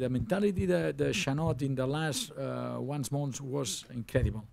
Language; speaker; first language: English; non-native, learner; Catalan